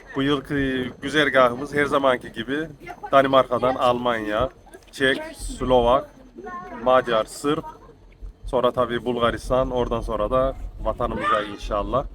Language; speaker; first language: Turkish; early bilingual, heritage; Turkish